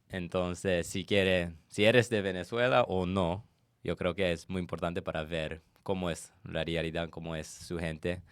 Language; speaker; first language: Spanish; non-native, learner; English